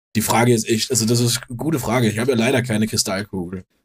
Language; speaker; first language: German; non-native, fluent; Danish